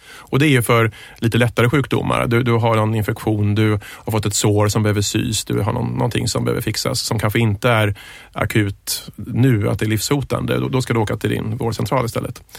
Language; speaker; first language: Swedish; native; Swedish